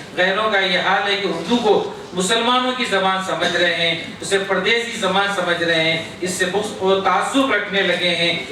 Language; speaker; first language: Urdu; native; Urdu